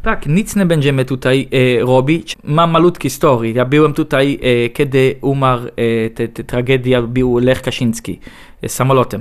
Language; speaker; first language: Polish; non-native, learner; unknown